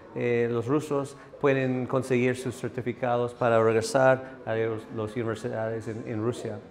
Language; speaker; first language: Spanish; non-native, learner; English